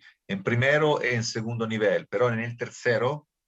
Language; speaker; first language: Spanish; non-native, fluent; Italian